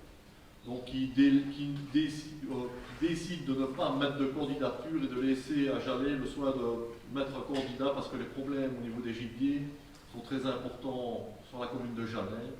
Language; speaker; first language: French; native; French